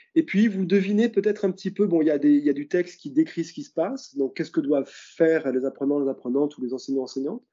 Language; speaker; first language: French; native; French